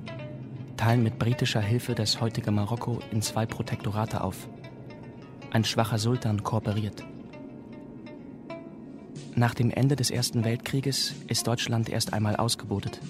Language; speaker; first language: German; native; German